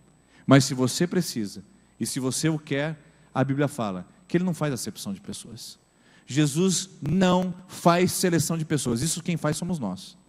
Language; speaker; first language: Portuguese; native; Portuguese